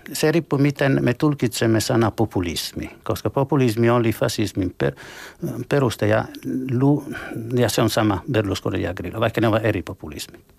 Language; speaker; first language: Finnish; non-native, fluent; Italian